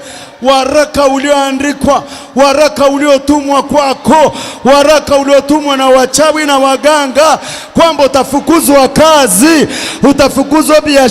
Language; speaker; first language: Swahili; native; Swahili